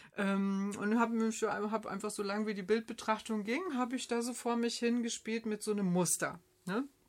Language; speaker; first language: German; native; German